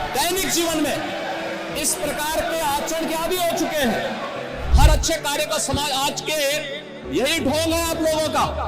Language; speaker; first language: Hindi; native; Hindi